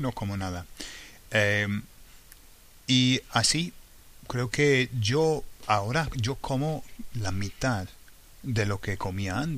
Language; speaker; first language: Spanish; non-native, fluent; English